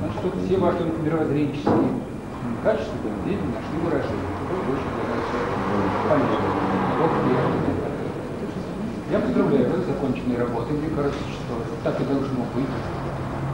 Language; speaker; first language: Russian; native; Russian